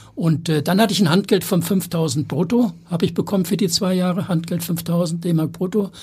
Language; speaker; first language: German; native; German